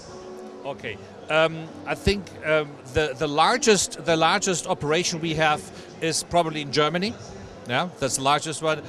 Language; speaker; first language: English; non-native, fluent; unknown